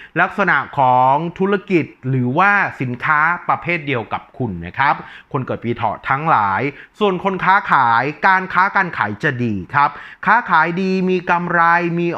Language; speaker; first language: Thai; native; Thai